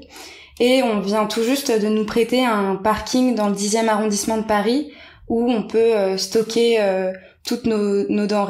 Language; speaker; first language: French; native; French